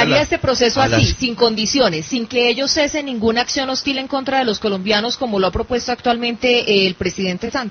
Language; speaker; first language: Spanish; native; Spanish